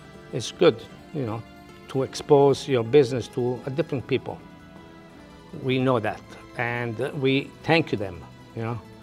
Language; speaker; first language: English; non-native, fluent; Italian